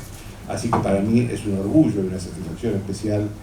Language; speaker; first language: Spanish; native; Spanish